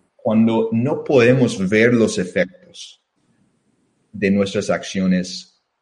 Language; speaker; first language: Spanish; non-native, fluent; English